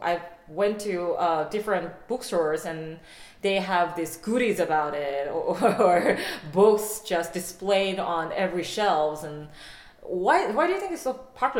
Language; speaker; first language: English; non-native, fluent; Korean